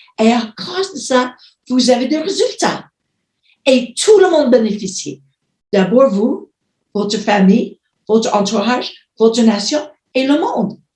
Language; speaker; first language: French; non-native, fluent; English